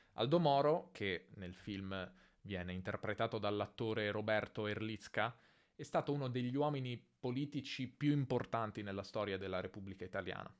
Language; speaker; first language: Italian; native; Italian